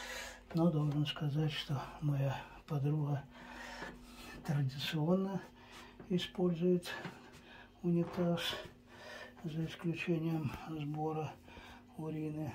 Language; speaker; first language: Russian; native; Russian